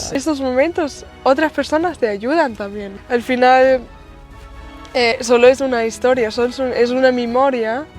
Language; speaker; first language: Spanish; non-native, fluent; German